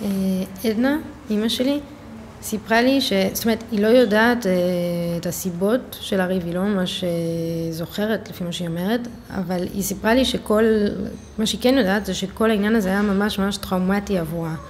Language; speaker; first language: Hebrew; native; Hebrew